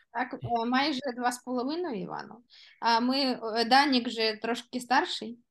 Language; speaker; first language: Ukrainian; non-native, local second language; Russian